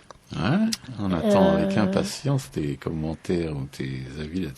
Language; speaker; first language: French; native; French